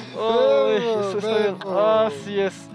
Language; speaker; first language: Spanish; non-native, learner; French